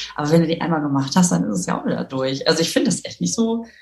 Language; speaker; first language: German; native; German